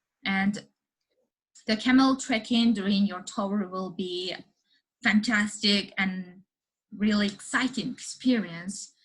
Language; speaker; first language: English; non-native, learner; Mongolian